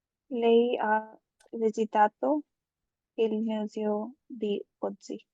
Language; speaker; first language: Italian; non-native, learner; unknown